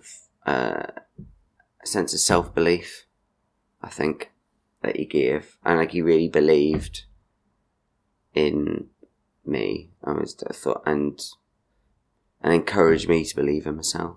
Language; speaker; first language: English; native; English